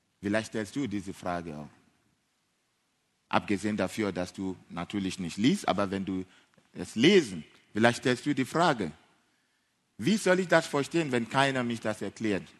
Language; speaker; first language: German; non-native, fluent; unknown